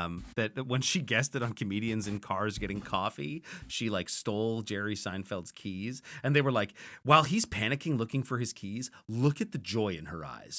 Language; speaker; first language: English; native; English